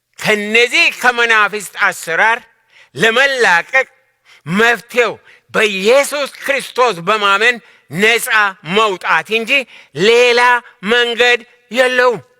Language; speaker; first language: Amharic; non-native, local second language; Oromo